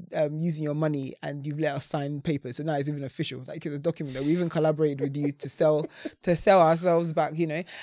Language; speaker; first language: English; native; English